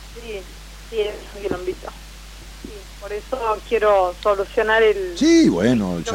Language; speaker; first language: Spanish; native; Spanish